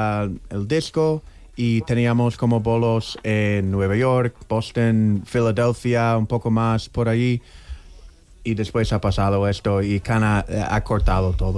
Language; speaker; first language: Spanish; non-native, learner; English